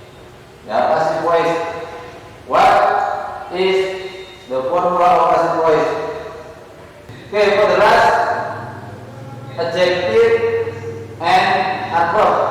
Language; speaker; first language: English; non-native, learner; Indonesian